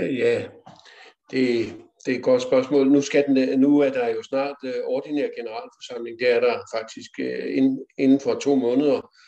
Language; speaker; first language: Danish; native; Danish